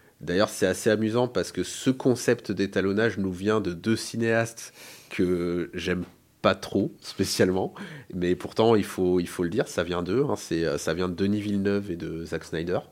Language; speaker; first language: French; native; French